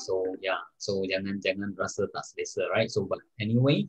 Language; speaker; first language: English; non-native, local second language; Malay